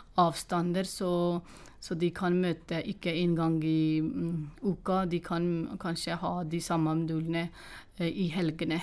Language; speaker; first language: Norwegian; non-native, fluent; Urdu